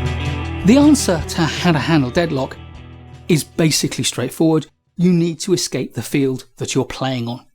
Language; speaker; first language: English; native; English